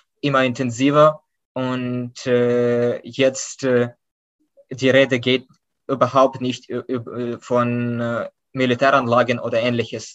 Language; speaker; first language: German; non-native, fluent; Ukrainian